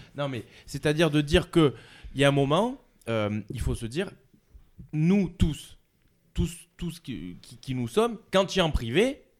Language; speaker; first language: French; native; French